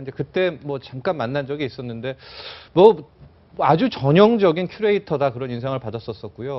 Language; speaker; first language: Korean; native; Korean